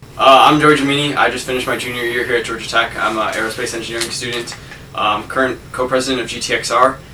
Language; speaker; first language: English; native; English